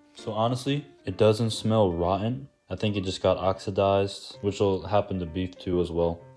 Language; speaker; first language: English; early bilingual, other home language; Japanese